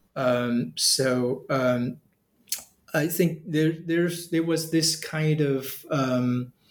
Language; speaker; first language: English; non-native, fluent; Chinese